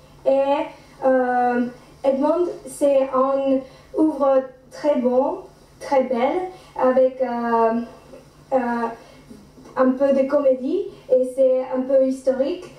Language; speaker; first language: French; non-native, learner; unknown